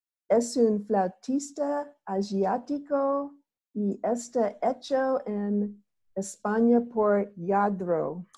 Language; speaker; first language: Spanish; non-native, learner; English